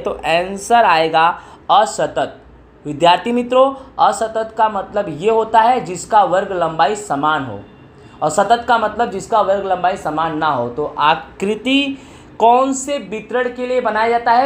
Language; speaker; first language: Hindi; non-native, local second language; Gujarati